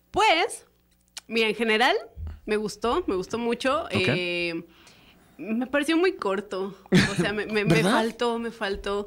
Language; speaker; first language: Spanish; native; Spanish